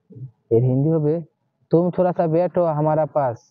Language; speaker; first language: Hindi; non-native, learner; Bangla